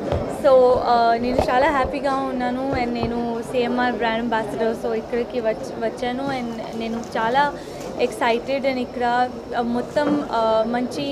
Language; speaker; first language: Telugu; non-native, learner; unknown